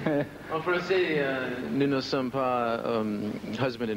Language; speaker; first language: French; non-native, learner; Spanish